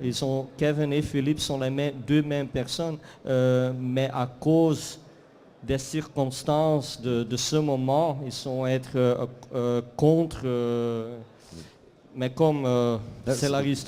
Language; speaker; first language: French; non-native, fluent; Dutch